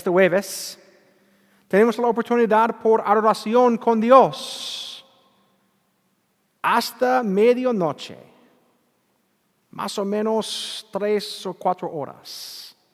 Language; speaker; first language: Spanish; non-native, learner; English